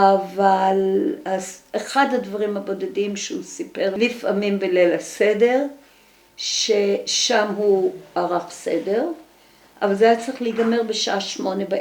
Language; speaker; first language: Hebrew; early bilingual, other home language; Dutch